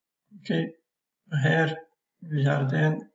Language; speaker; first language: Norwegian; non-native, fluent; Turkish